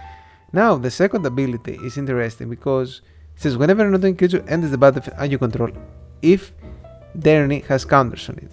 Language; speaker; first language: English; non-native, fluent; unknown